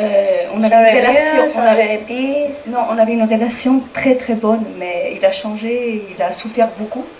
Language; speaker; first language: French; non-native, learner; Spanish